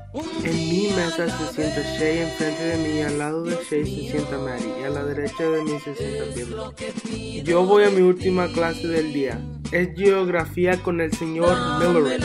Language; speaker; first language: Spanish; non-native, learner; English